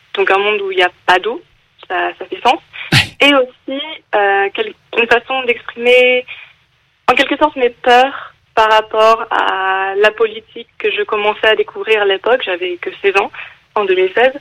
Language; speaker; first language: French; non-native, fluent; English